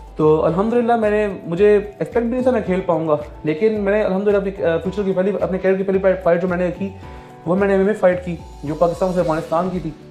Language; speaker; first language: Urdu; non-native, local second language; Pashto